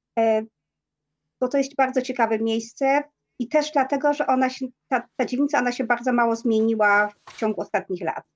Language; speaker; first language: Polish; native; Polish